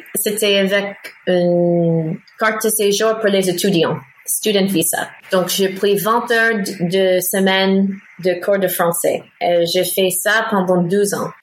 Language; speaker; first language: French; non-native, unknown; English